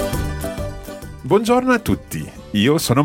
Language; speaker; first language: Italian; non-native, fluent; English